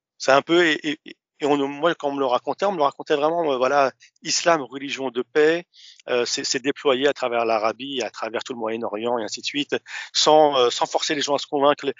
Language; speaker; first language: French; early bilingual, other home language; Arabic